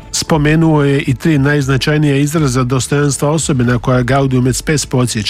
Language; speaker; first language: Bosnian; native; Bosnian